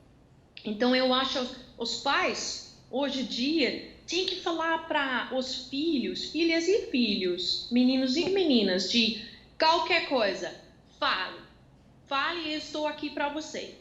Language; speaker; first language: Portuguese; non-native, fluent; Dutch